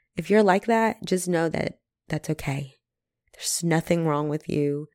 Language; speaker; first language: English; early bilingual, other home language; Spanish